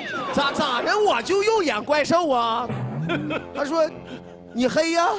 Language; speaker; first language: Chinese; early bilingual, other home language; English